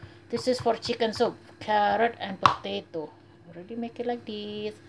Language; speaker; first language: English; non-native, learner; Indonesian